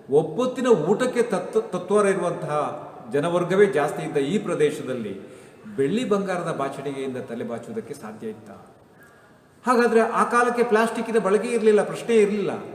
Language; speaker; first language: Kannada; non-native, local second language; Tulu